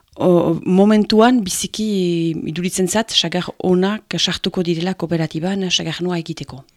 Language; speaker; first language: Basque; native; Basque